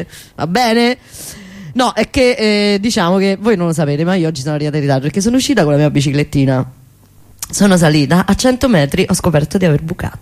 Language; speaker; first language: Italian; native; Italian